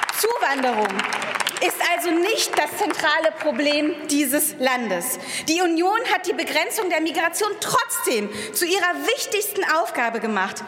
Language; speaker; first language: German; early bilingual, other home language; Persian